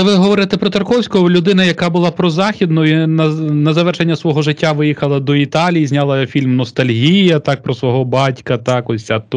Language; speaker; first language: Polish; non-native, learner; Ukrainian